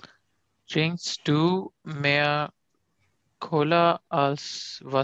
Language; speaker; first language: German; non-native, learner; Urdu